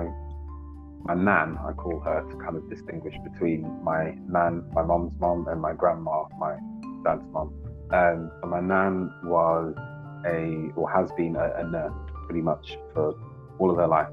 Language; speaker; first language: English; native; English